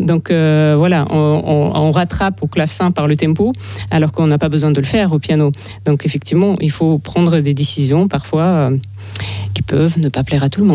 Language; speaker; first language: French; non-native, fluent; Russian